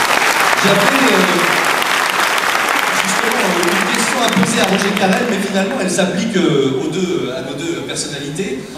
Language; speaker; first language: French; native; French